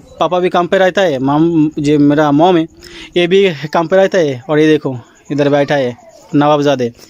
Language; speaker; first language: Hindi; non-native, local second language; Bangla